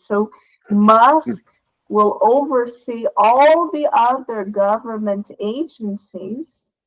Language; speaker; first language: English; non-native, fluent; Portuguese